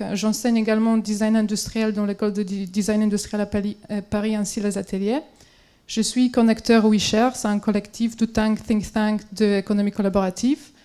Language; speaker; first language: French; non-native, fluent; Polish